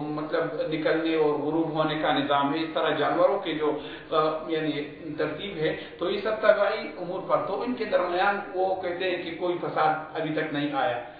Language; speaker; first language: Urdu; non-native, local second language; Pashto